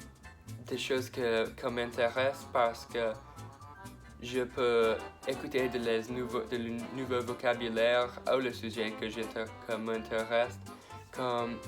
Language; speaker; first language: French; non-native, learner; English